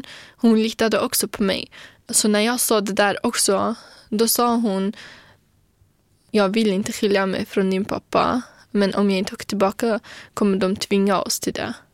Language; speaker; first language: Swedish; non-native, fluent; Kurdish